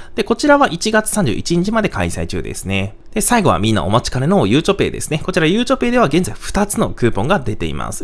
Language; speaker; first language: Japanese; native; Japanese